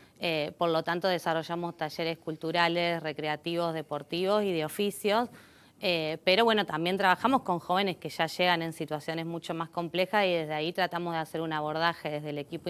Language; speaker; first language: Spanish; native; Spanish